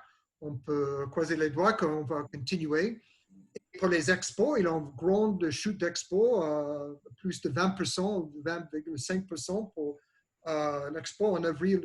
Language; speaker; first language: French; non-native, learner; English